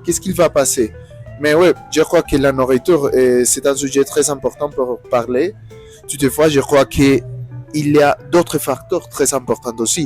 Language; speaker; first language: French; non-native, learner; Spanish